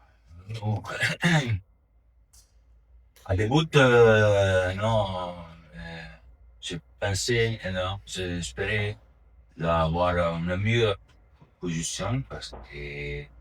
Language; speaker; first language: French; non-native, learner; Italian